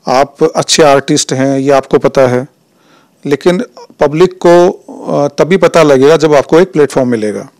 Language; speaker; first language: Hindi; native; Hindi